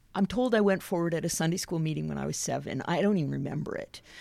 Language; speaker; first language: English; native; English